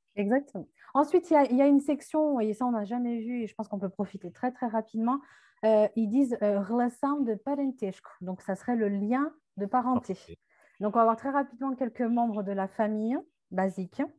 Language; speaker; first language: French; native; French